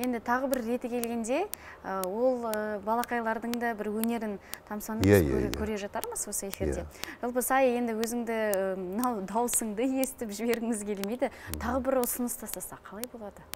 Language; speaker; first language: Kazakh; native; Kazakh